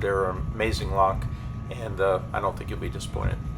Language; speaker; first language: English; native; English